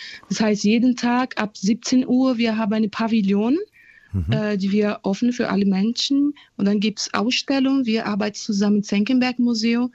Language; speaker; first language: German; non-native, fluent; Portuguese